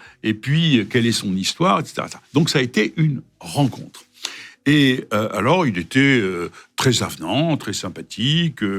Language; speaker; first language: French; native; French